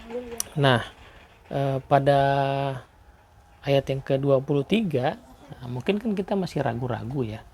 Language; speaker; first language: Indonesian; native; Indonesian